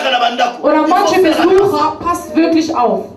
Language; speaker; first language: German; non-native, learner; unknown